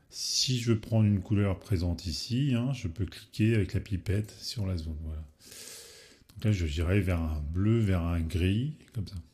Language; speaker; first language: French; native; French